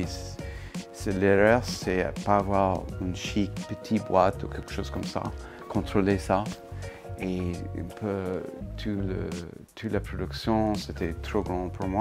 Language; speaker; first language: French; non-native, fluent; English